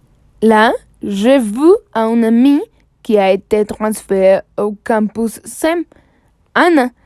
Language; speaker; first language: French; non-native, learner; Spanish